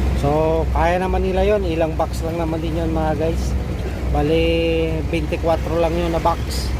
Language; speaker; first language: Filipino; native; Filipino